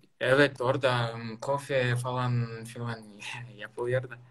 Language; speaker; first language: Turkish; non-native, learner; Kyrgyz